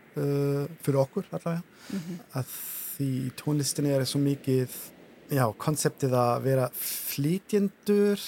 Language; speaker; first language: Icelandic; non-native, fluent; German